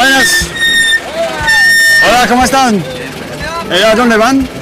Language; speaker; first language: Spanish; non-native, learner; English